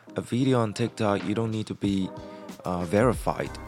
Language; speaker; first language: English; non-native, fluent; Chinese